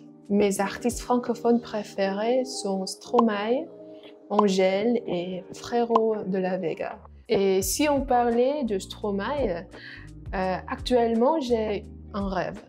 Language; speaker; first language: French; non-native, learner; Vietnamese